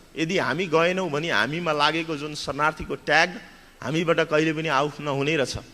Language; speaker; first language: Nepali; native; Nepali